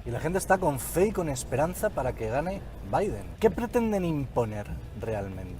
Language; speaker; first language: Spanish; native; Spanish